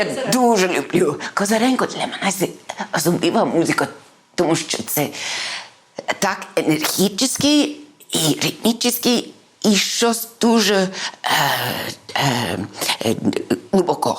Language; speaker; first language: Ukrainian; early bilingual, heritage; English